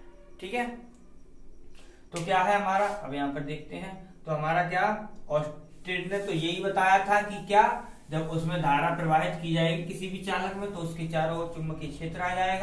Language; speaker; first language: Hindi; native; Hindi